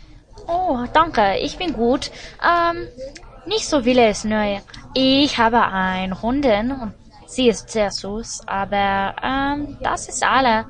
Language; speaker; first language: German; non-native, learner; English